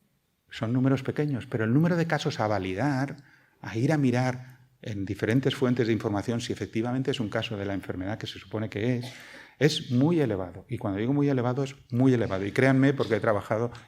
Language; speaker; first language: Spanish; native; Spanish